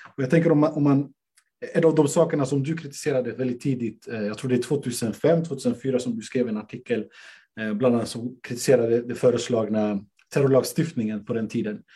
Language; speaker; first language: Swedish; native; Swedish